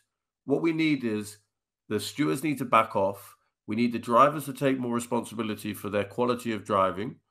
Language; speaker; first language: English; native; English